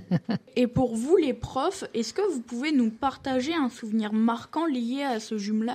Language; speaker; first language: French; native; French